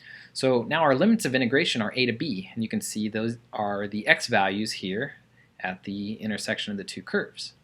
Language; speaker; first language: English; native; English